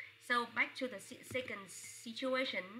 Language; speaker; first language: English; non-native, fluent; Vietnamese